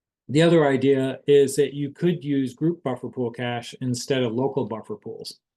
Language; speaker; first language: English; native; English